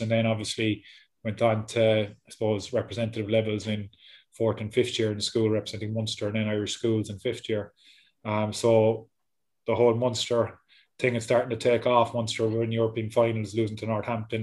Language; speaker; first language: English; native; English